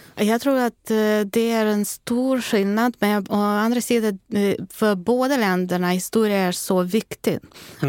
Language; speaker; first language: Swedish; non-native, fluent; Ukrainian